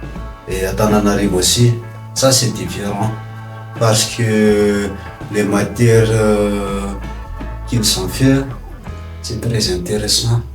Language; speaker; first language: French; non-native, local second language; Malagasy